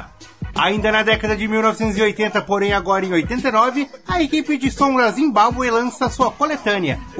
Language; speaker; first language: Portuguese; native; Portuguese